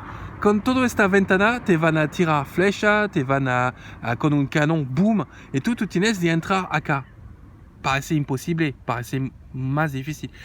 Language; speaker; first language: Spanish; non-native, learner; French